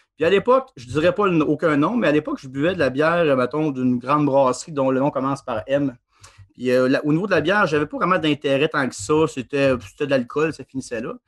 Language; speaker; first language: French; native; French